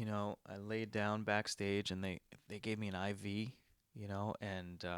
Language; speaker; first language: English; native; English